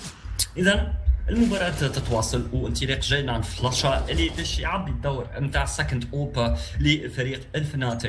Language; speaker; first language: Arabic; native; Arabic